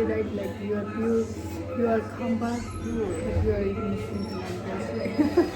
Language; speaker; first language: English; non-native, fluent; Tibetan